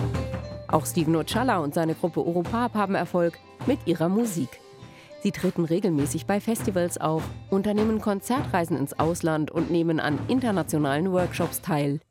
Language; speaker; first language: German; native; German